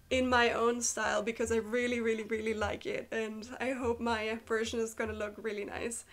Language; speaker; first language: English; non-native, fluent; German